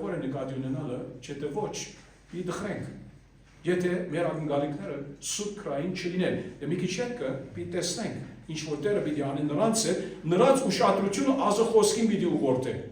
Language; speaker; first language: Armenian; early bilingual, heritage; Armenian